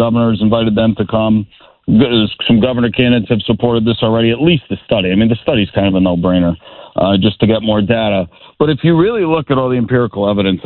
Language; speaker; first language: English; native; English